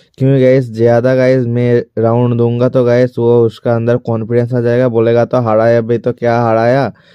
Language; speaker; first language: Hindi; non-native, local second language; Bangla